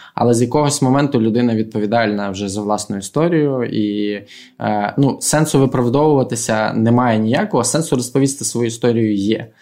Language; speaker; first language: Ukrainian; non-native, local second language; Russian